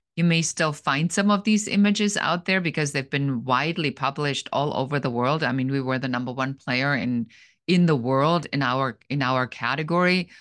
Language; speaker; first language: English; non-native, fluent; German